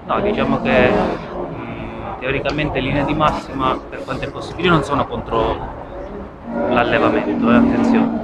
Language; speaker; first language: Italian; native; Italian